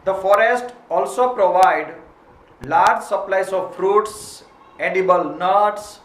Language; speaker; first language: English; non-native, local second language; Gujarati